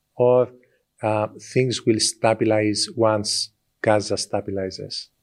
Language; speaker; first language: English; non-native, fluent; Greek